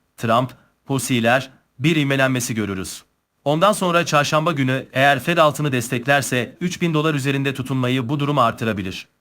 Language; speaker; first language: Turkish; native; Turkish